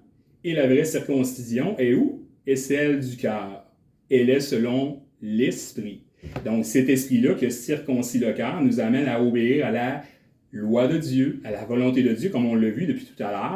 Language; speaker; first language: French; native; French